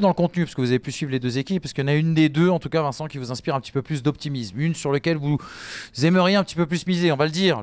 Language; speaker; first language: French; native; French